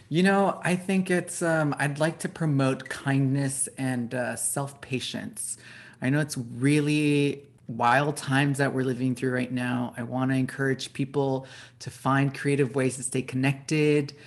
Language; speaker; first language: English; early bilingual, other home language; Spanish